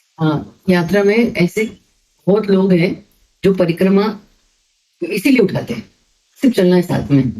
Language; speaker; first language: Hindi; native; Hindi